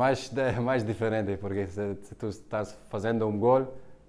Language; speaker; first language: Portuguese; non-native, learner; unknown